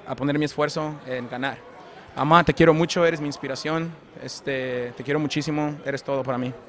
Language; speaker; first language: Spanish; early bilingual, heritage; Spanish